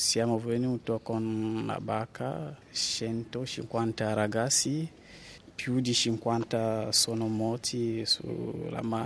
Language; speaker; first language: Italian; non-native, learner; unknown